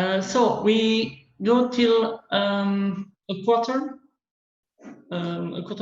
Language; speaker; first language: English; non-native, learner; French